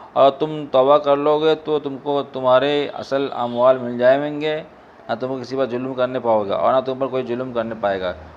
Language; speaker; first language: Hindi; non-native, local second language; Bangla